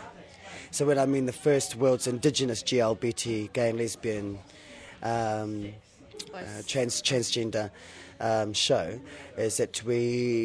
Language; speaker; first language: English; native; English